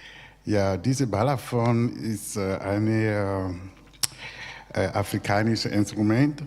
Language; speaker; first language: German; non-native, learner; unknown